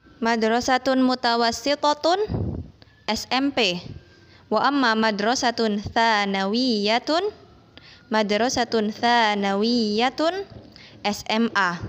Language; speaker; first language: Arabic; non-native, fluent; Indonesian